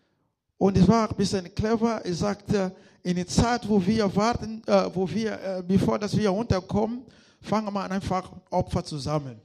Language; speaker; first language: German; non-native, learner; Lingala